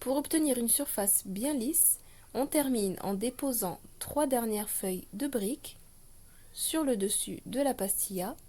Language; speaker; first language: French; non-native, local second language; Arabic